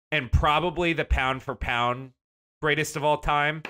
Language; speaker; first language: English; native; English